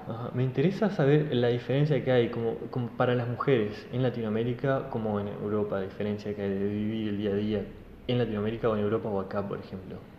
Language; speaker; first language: Spanish; native; Spanish